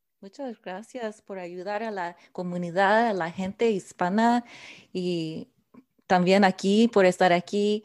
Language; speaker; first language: Spanish; non-native, learner; English